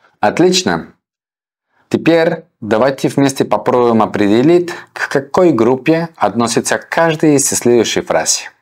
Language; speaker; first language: Russian; non-native, fluent; Spanish